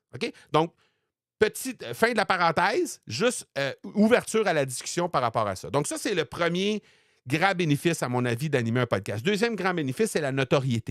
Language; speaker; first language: French; native; French